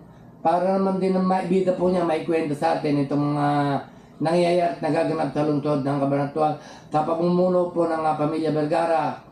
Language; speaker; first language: Filipino; native; Filipino